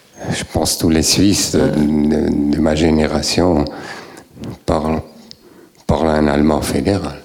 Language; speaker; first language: French; native; French